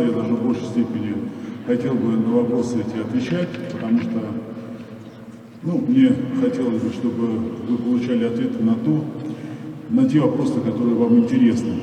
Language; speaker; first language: Russian; native; Russian